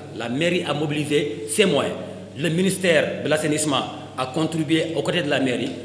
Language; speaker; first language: French; non-native, local second language; Wolof